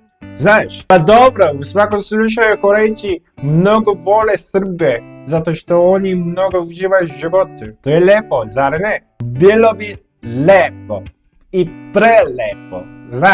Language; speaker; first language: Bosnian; non-native, learner; Korean